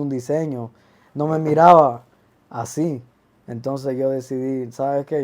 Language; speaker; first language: Spanish; early bilingual, other home language; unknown